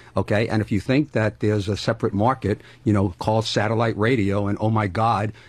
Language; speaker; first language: English; native; English